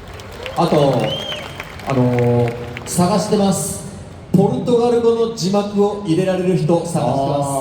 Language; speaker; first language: Japanese; native; Japanese